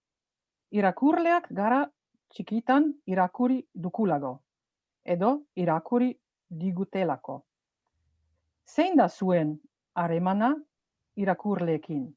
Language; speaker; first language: Basque; non-native, fluent; Slovenian